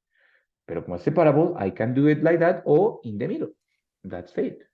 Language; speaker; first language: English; non-native, fluent; Spanish